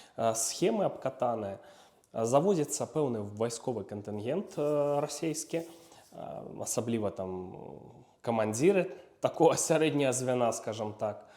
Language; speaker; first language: Belarusian; non-native, local second language; Russian